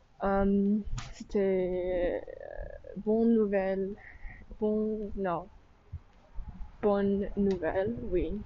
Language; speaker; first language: French; non-native, learner; English